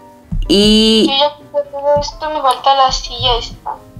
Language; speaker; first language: Spanish; native; Spanish